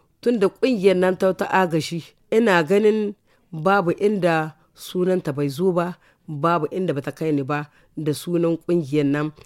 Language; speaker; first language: Hausa; native; Hausa